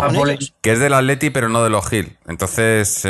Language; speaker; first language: Spanish; native; Spanish